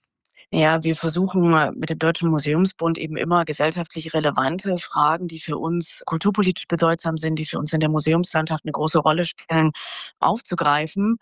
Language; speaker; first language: German; native; German